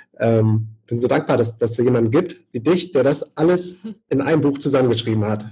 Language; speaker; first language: German; native; German